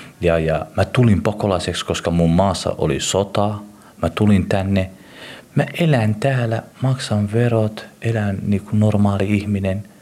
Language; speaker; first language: Finnish; early bilingual, other home language; Somali